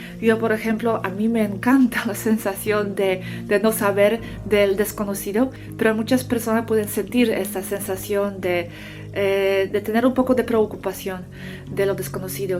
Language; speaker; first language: Spanish; non-native, fluent; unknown